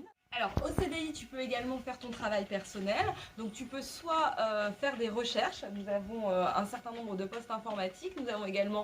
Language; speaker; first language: French; native; French